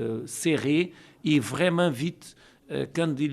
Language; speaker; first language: French; non-native, learner; Portuguese